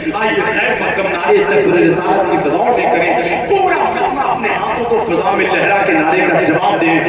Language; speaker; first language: Urdu; native; Urdu